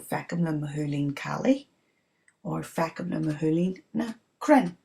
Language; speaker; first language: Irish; non-native, local second language; English